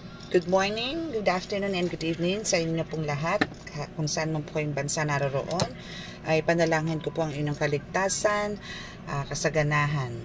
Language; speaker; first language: Filipino; native; Filipino